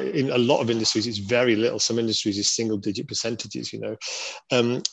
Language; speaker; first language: English; native; English